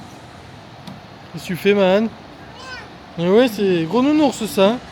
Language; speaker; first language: French; native; French